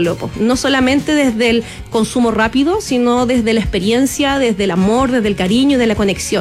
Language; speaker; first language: Spanish; native; Spanish